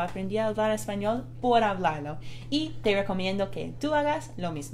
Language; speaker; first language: Spanish; non-native, fluent; English